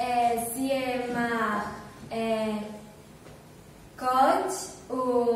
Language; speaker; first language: German; non-native, learner; Catalan